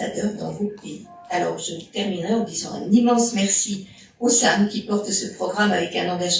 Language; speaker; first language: French; native; French